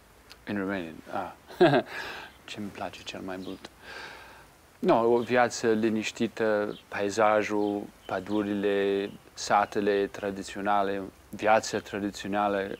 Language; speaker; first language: Romanian; non-native, fluent; English